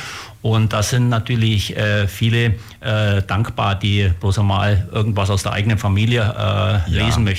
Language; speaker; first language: German; native; German